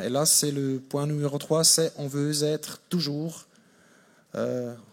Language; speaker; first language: French; non-native, fluent; German